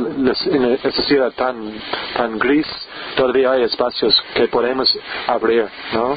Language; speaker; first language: Spanish; non-native, learner; English